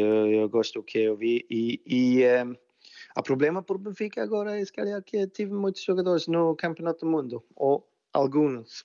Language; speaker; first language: Portuguese; non-native, fluent; Swedish